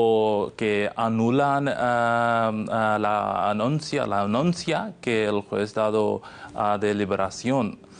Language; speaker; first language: Spanish; non-native, fluent; Urdu